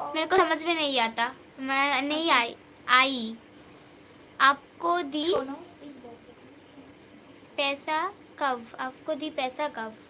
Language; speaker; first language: Hindi; non-native, local second language; Bangla